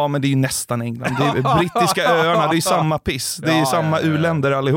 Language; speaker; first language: Swedish; native; Swedish